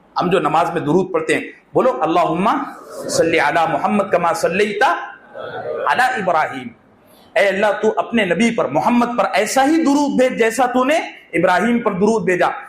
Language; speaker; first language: Urdu; native; Urdu